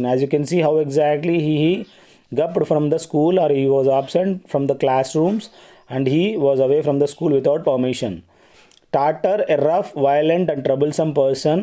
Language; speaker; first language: English; non-native, local second language; Telugu